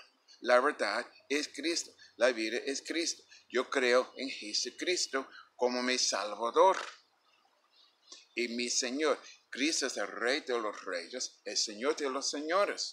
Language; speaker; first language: Spanish; non-native, fluent; English